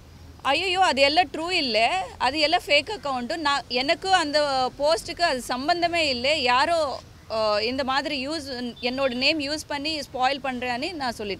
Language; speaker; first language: Tamil; non-native, learner; Telugu